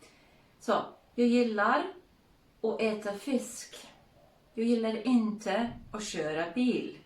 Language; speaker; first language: Swedish; non-native, fluent; Serbian